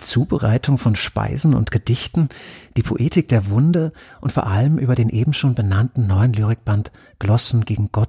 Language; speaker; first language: German; native; German